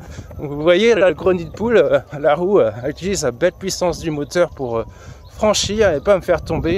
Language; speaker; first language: French; native; French